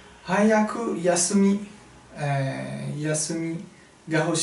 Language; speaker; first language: Japanese; non-native, fluent; French